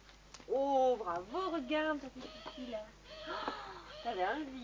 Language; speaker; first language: French; native; French